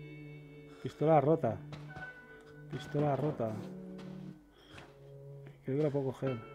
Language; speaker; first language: Spanish; native; Spanish